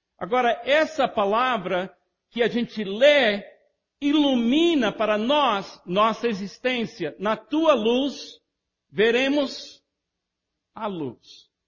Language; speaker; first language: Portuguese; non-native, fluent; English